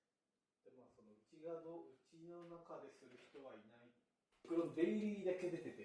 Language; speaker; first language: Japanese; native; Japanese